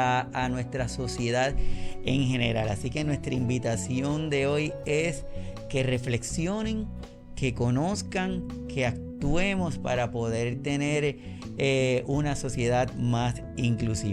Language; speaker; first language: Spanish; native; Spanish